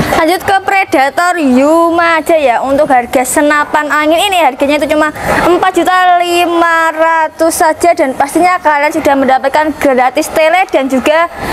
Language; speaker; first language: Indonesian; native; Indonesian